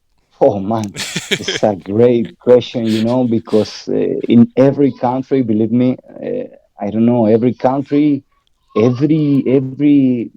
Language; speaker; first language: English; non-native, learner; Spanish